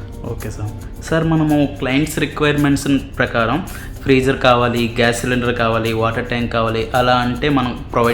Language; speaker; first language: Telugu; native; Telugu